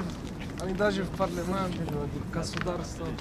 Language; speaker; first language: Russian; non-native, learner; Arabic